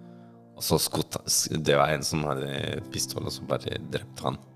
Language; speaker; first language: Norwegian; non-native, fluent; Spanish